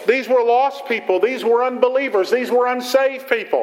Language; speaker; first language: English; native; English